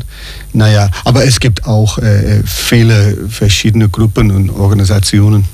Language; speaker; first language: German; non-native, learner; English